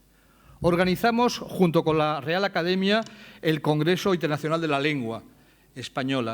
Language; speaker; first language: Spanish; native; Spanish